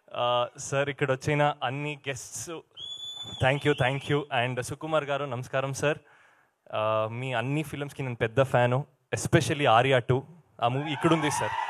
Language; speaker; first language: Telugu; non-native, learner; Kannada